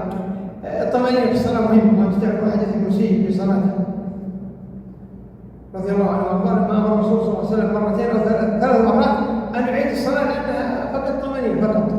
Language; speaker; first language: Arabic; native; Arabic